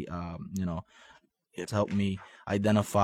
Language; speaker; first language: English; native; English